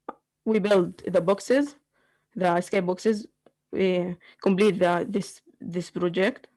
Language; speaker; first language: English; non-native, learner; Arabic